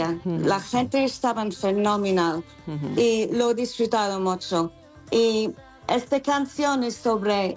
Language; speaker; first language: Spanish; non-native, fluent; English